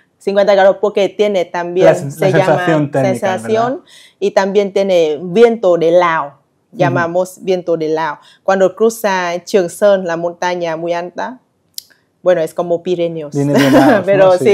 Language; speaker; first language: Spanish; non-native, learner; Vietnamese